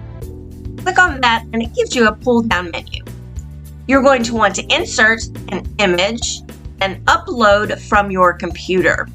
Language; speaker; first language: English; native; English